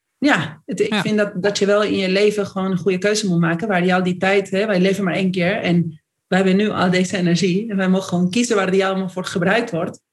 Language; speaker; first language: Dutch; non-native, fluent; Spanish